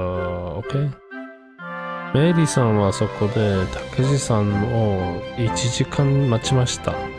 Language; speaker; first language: Japanese; non-native, learner; English